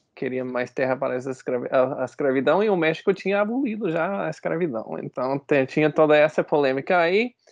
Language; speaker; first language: Portuguese; non-native, fluent; English